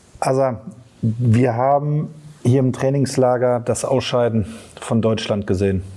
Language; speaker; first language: German; native; German